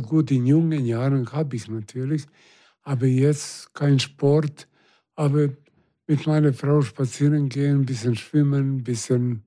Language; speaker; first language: German; non-native, fluent; Serbian